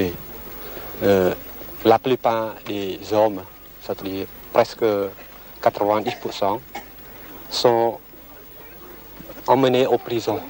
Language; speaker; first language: French; non-native, learner; Khmer